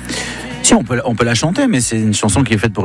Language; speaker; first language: French; native; French